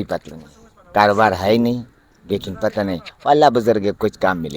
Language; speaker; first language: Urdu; early bilingual, other home language; Pashto